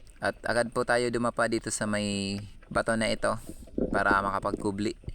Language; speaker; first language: Filipino; non-native, local second language; Cebuano